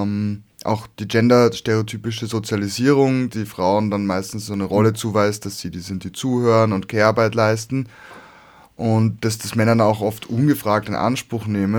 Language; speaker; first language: German; native; German